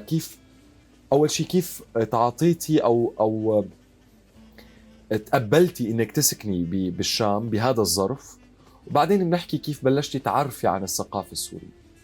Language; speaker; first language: Arabic; native; Arabic